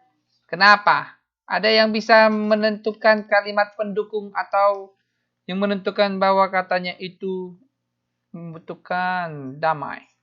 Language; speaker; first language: Indonesian; native; Indonesian